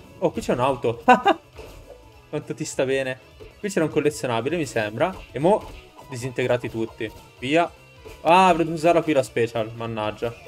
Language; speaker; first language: Italian; native; Italian